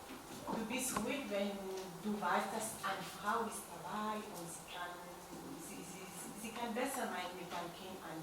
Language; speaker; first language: German; non-native, learner; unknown